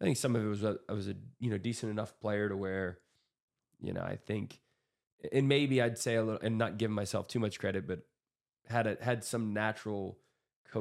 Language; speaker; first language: English; native; English